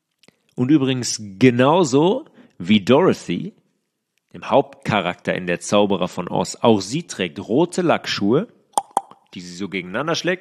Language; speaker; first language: German; native; German